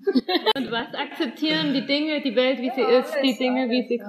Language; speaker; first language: German; native; German